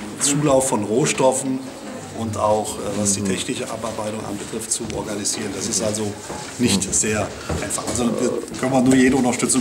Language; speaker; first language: German; native; German